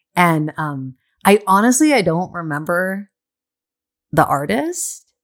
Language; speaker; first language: English; native; English